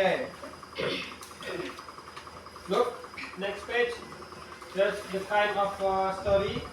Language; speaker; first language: English; non-native, learner; Indonesian